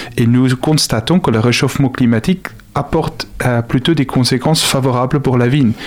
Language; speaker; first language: French; non-native, fluent; Afrikaans